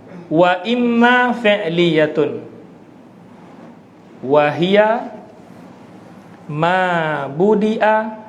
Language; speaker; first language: Arabic; non-native, fluent; Malay